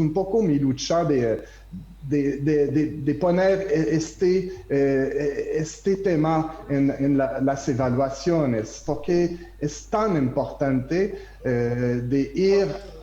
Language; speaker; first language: Spanish; non-native, learner; French